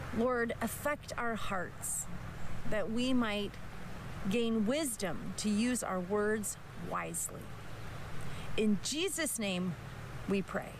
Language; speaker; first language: English; native; English